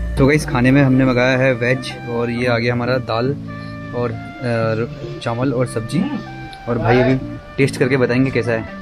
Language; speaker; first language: Hindi; native; Hindi